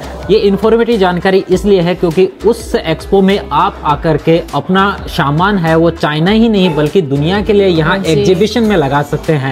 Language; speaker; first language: Hindi; native; Hindi